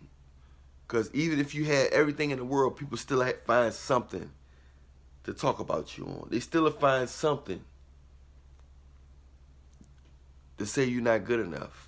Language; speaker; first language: English; native; English